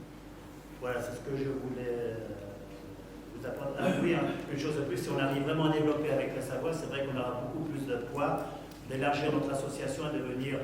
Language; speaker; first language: French; native; French